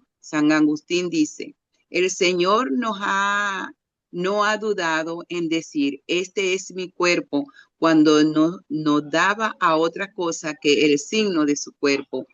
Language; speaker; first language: Spanish; native; Spanish